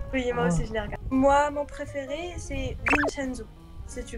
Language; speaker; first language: French; non-native, local second language; Arabic